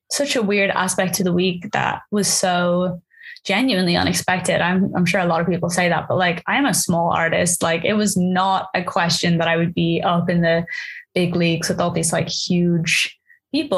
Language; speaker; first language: English; native; English